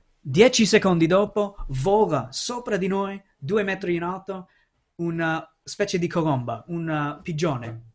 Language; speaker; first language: Italian; non-native, fluent; English